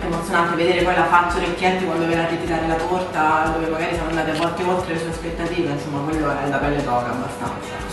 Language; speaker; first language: Italian; native; Italian